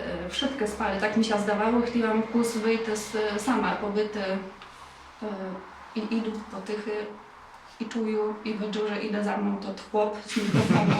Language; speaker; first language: Polish; non-native, local second language; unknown